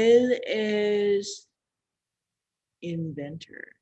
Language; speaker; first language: Spanish; non-native, learner; English